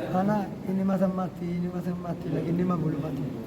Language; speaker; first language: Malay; non-native, learner; Rohingya